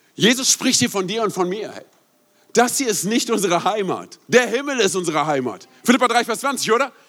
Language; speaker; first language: German; native; German